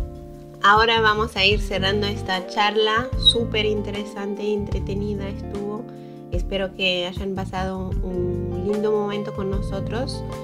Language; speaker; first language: Spanish; non-native, fluent; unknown